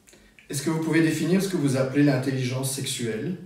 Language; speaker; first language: French; native; French